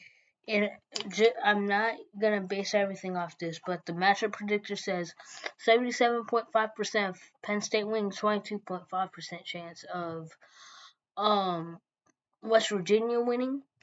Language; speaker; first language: English; native; English